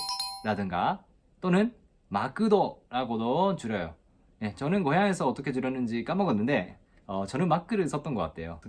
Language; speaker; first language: Korean; non-native, fluent; Japanese